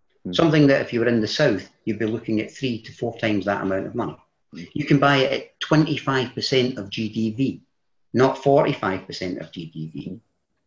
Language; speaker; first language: English; native; English